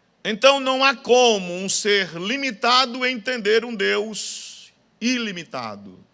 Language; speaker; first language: Portuguese; native; Portuguese